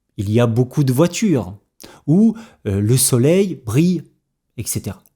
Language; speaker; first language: French; native; French